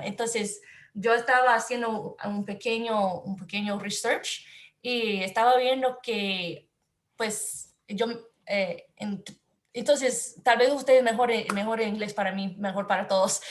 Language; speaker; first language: Spanish; non-native, learner; English